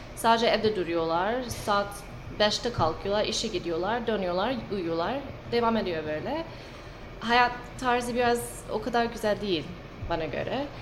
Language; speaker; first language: Turkish; early bilingual, heritage; English